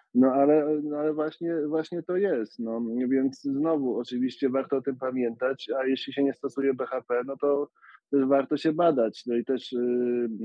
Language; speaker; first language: Polish; native; Polish